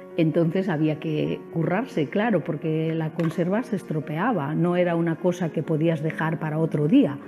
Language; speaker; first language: Spanish; native; Spanish